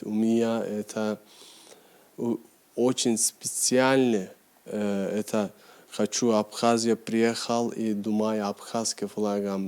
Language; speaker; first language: Russian; non-native, learner; Turkish